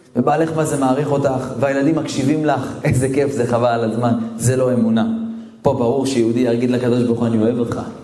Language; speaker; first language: Hebrew; native; Hebrew